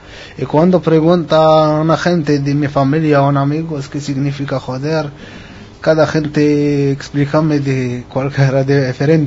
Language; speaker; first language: Spanish; non-native, learner; Arabic